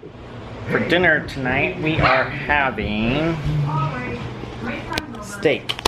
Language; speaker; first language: English; native; English